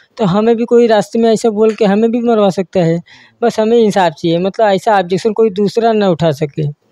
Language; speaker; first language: Hindi; native; Hindi